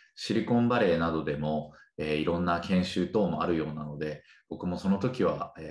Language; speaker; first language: Japanese; native; Japanese